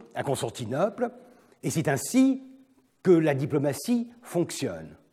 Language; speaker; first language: French; non-native, fluent; Turkish